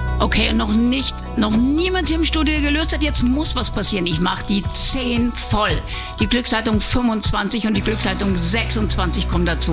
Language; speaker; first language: German; native; German